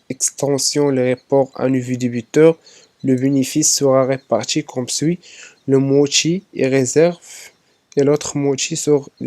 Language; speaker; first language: French; non-native, local second language; Arabic